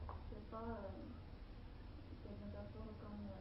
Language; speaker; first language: French; non-native, learner; Chinese